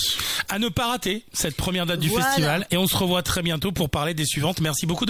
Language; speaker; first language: French; native; French